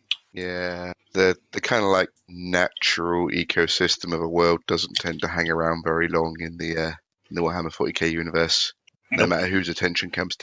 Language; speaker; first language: English; native; English